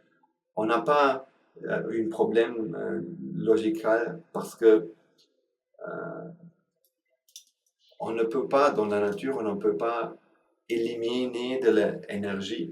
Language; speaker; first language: French; non-native, learner; Sinhala